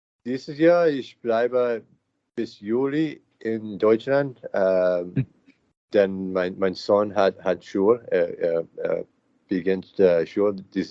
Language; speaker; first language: German; non-native, learner; English